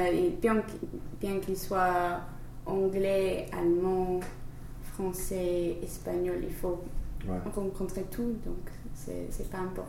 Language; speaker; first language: French; non-native, learner; English